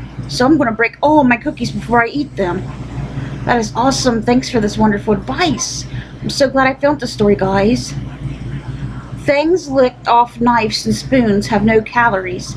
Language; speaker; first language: English; native; English